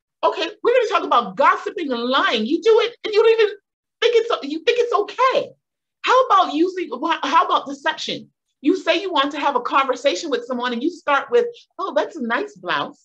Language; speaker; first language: English; native; English